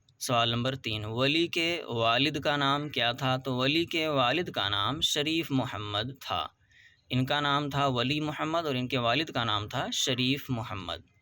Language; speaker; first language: Urdu; native; Urdu